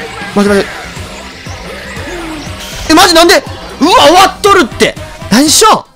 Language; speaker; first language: Japanese; native; Japanese